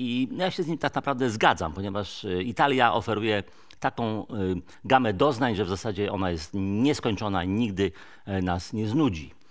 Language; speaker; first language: Polish; native; Polish